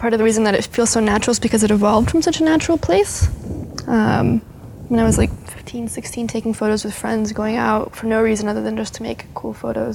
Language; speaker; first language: English; early bilingual, other home language; Spanish